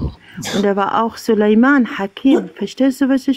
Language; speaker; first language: German; non-native, learner; Arabic